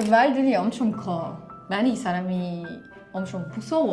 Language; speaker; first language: Korean; non-native, learner; French